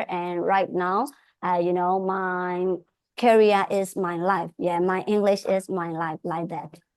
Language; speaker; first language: English; non-native, fluent; Burmese